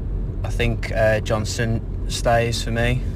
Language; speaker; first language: English; native; English